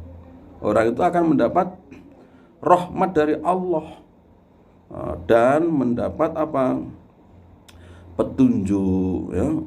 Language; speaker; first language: Indonesian; non-native, local second language; Javanese